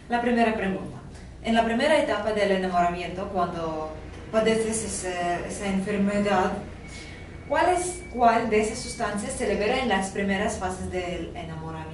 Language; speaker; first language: Spanish; non-native, fluent; Russian